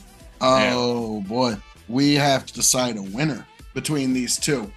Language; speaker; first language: English; native; English